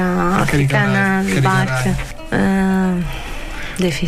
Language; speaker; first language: Portuguese; non-native, learner; Arabic